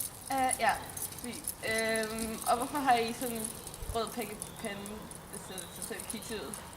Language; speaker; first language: Danish; native; Danish